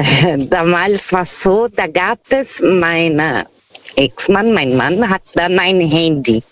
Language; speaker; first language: German; non-native, fluent; Portuguese